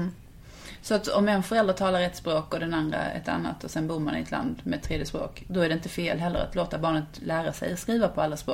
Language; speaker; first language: Swedish; native; Swedish